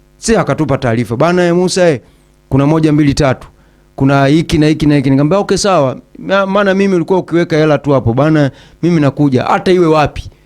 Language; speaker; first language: Swahili; native; Swahili